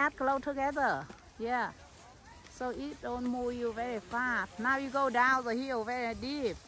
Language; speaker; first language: English; non-native, learner; Vietnamese